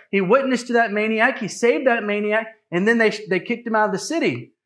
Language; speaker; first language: English; native; English